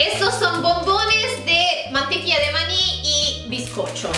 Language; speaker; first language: Spanish; non-native, fluent; Italian